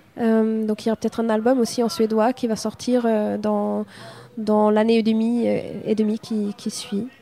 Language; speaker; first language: French; non-native, fluent; Swedish